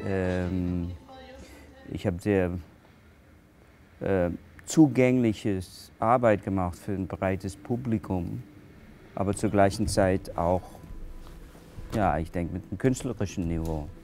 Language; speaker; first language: German; non-native, fluent; English